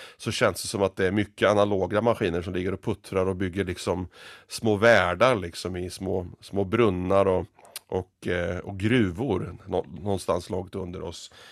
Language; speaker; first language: Swedish; early bilingual, other home language; Finnish